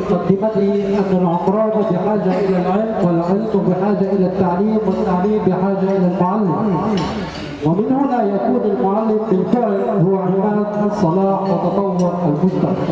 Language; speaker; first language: Arabic; native; Arabic